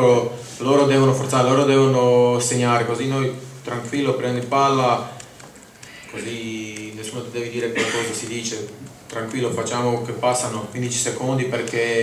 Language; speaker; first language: Italian; non-native, learner; Croatian